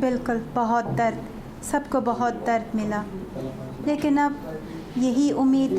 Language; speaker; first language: Hindi; non-native, fluent; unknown